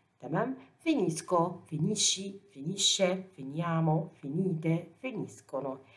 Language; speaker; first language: Italian; non-native, fluent; Arabic